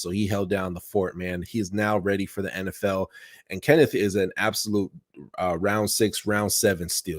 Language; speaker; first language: English; native; English